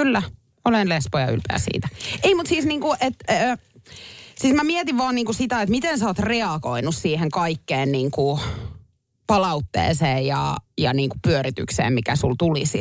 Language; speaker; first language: Finnish; native; Finnish